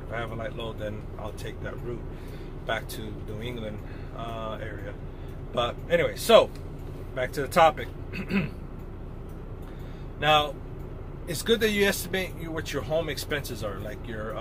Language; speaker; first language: English; native; English